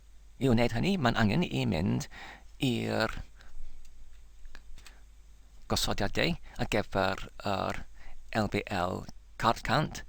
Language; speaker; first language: Welsh; non-native, learner; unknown